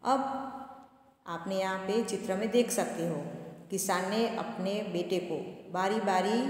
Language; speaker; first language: Hindi; non-native, local second language; Gujarati